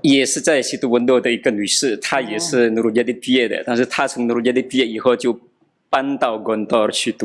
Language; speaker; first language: Chinese; non-native, fluent; Madurese